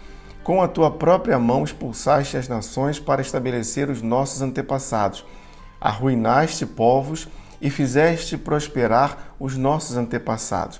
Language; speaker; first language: Portuguese; native; Portuguese